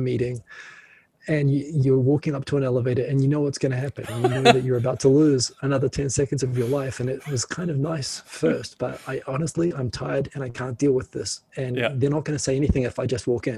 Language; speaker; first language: English; native; English